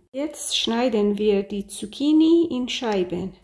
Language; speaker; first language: German; non-native, fluent; Persian